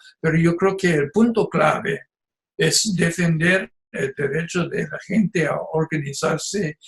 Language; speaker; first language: Spanish; non-native, fluent; English